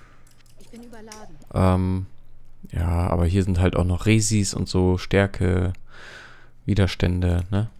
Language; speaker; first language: German; native; German